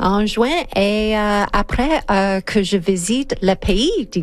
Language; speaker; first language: French; non-native, learner; English